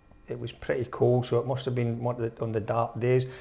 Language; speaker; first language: English; native; English